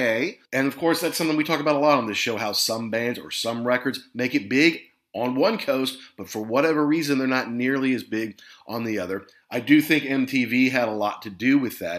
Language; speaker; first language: English; native; English